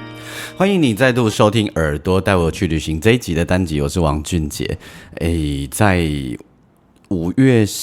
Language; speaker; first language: Chinese; native; Chinese